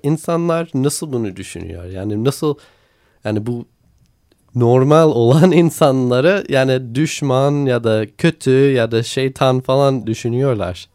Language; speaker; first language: Turkish; non-native, learner; English